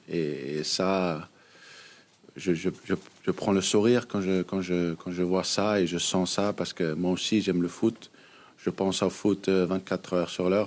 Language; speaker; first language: French; non-native, fluent; Danish